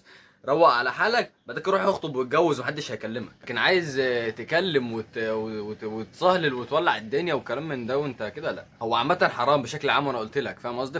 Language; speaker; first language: Arabic; native; Arabic